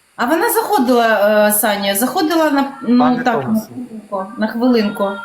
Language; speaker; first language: Ukrainian; non-native, local second language; Russian